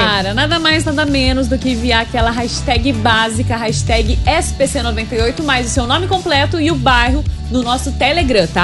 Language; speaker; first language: Portuguese; native; Portuguese